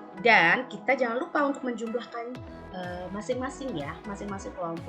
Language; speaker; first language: Indonesian; native; Indonesian